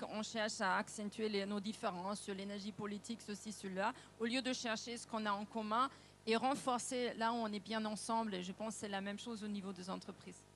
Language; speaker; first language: French; non-native, fluent; German